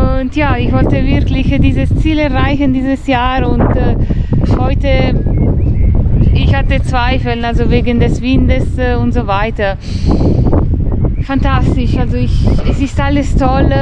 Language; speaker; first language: German; non-native, fluent; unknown